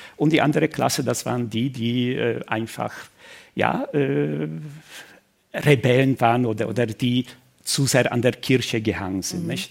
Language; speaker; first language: German; non-native, fluent; Polish